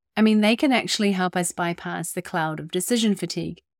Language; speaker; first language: English; native; English